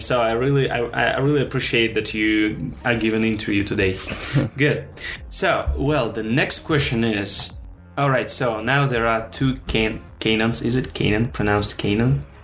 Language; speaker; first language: English; non-native, fluent; Russian